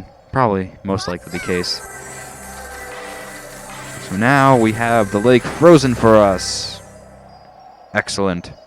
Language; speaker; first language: English; native; English